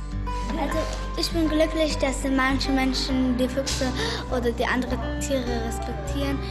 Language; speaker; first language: German; non-native, learner; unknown